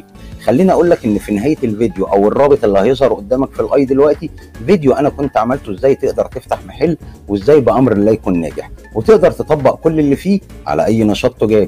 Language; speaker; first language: Arabic; native; Arabic